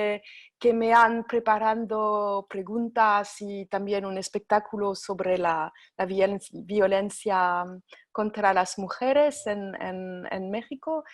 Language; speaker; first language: Spanish; non-native, fluent; French